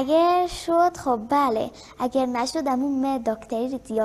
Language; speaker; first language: Persian; native; Persian